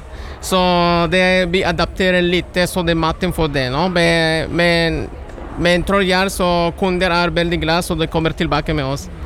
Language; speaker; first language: Norwegian; non-native, learner; Spanish